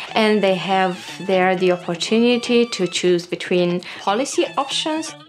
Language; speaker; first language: English; non-native, fluent; Romanian